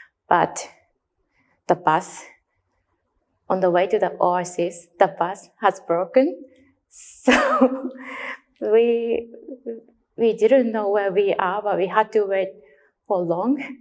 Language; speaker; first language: English; non-native, learner; Japanese